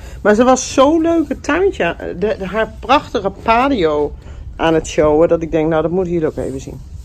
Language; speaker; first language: Dutch; native; Dutch